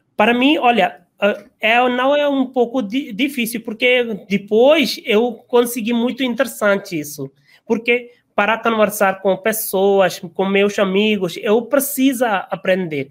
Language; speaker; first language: Portuguese; non-native, learner; Hindi